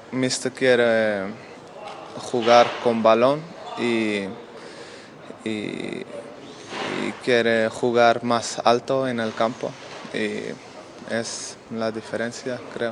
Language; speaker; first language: Spanish; non-native, learner; Danish